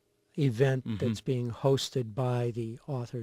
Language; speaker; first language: English; native; English